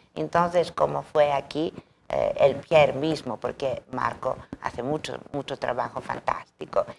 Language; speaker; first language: Spanish; non-native, fluent; Greek